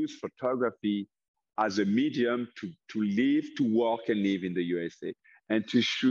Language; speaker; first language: English; non-native, fluent; French